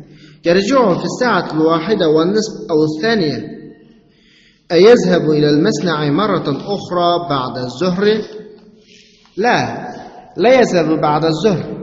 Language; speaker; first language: Arabic; non-native, fluent; Uzbek